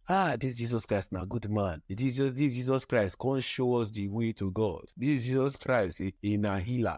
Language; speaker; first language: Nigerian Pidgin; native; Nigerian Pidgin